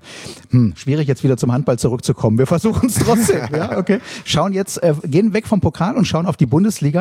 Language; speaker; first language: German; native; German